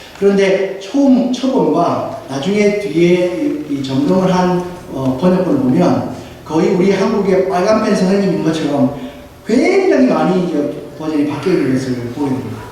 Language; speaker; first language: Korean; native; Korean